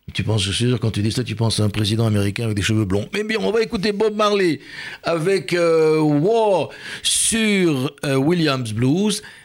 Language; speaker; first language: French; native; French